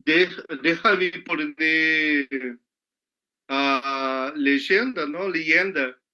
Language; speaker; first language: Spanish; non-native, learner; Portuguese